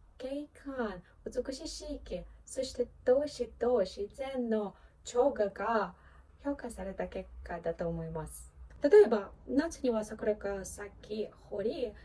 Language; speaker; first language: Japanese; non-native, fluent; Ukrainian